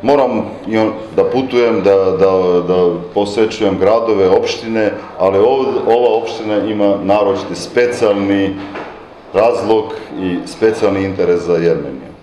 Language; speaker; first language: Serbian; non-native, fluent; Armenian